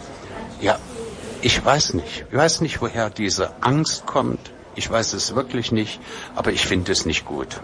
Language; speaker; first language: German; native; German